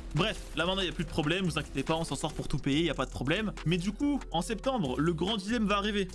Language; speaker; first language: French; native; French